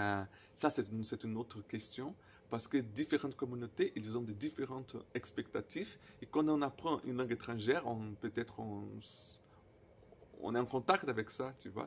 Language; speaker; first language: French; non-native, fluent; Portuguese